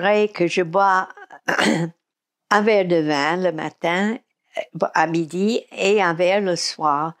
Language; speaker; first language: French; non-native, fluent; English